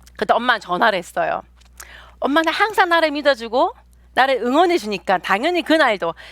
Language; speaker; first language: Korean; native; Korean